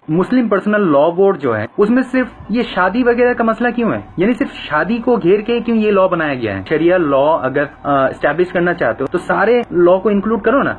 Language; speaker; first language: Hindi; non-native, fluent; Bangla